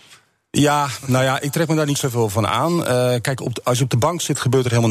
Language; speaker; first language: Dutch; native; Dutch